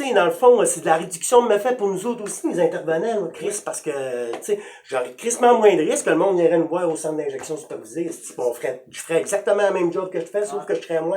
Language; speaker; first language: French; native; French